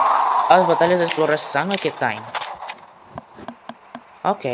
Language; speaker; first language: Portuguese; non-native, learner; Spanish